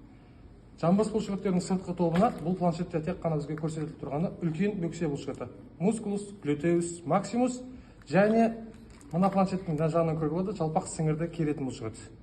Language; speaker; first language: Kazakh; native; Kazakh